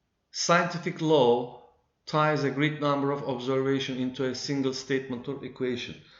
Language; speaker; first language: English; non-native, fluent; Turkish